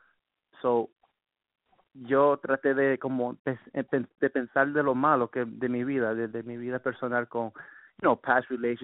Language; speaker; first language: Spanish; early bilingual, heritage; Spanish